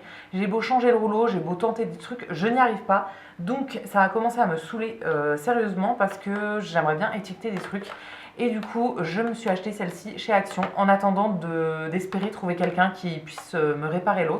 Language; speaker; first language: French; native; French